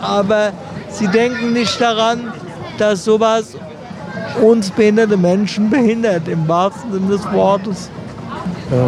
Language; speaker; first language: German; native; German